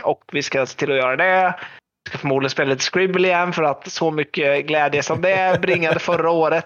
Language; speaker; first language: Swedish; native; Swedish